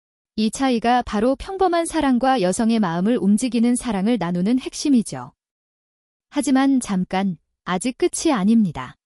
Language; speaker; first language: Korean; native; Korean